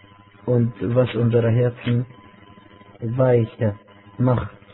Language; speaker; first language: German; non-native, fluent; Arabic